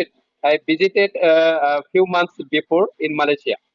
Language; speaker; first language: English; non-native, learner; Bangla